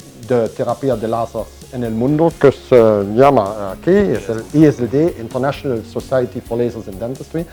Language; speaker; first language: Spanish; non-native, fluent; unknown